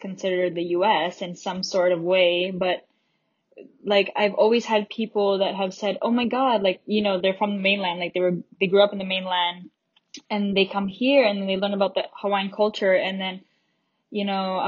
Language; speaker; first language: English; native; English